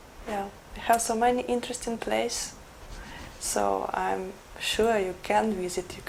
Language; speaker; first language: English; non-native, learner; Ukrainian